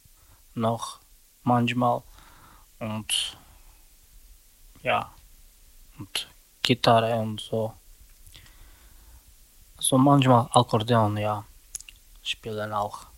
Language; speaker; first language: German; non-native, learner; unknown